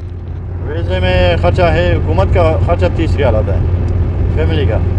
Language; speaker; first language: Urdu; non-native, local second language; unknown